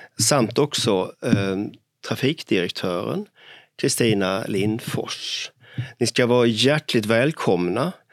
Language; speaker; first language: Swedish; native; Swedish